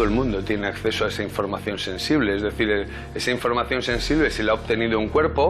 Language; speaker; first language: Spanish; native; Spanish